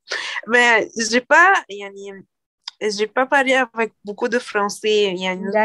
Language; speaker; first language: French; non-native, learner; Arabic